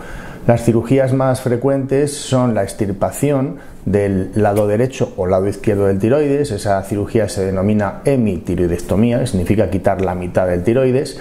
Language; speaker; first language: Spanish; native; Spanish